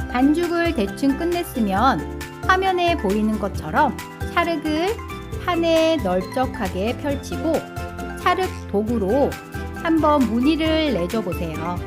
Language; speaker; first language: Korean; native; Korean